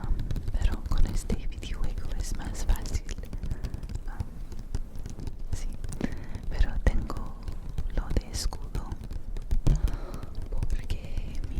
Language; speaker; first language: Spanish; non-native, learner; English